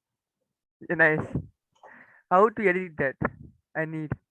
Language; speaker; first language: English; non-native, learner; Tamil